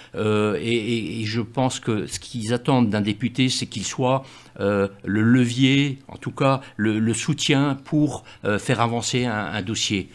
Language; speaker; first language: French; native; French